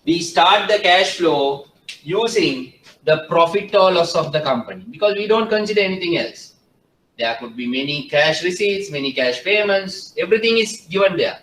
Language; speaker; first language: English; non-native, local second language; Sinhala